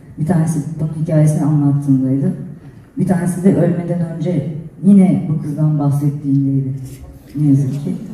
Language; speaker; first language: Turkish; native; Turkish